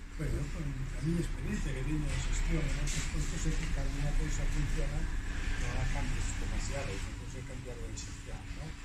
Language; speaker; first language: Galician; native; Galician